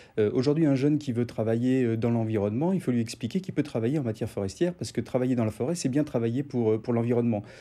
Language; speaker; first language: French; native; French